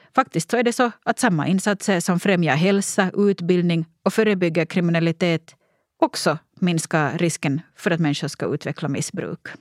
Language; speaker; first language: Swedish; native; Swedish